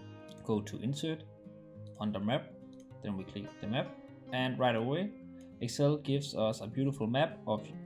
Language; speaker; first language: English; non-native, fluent; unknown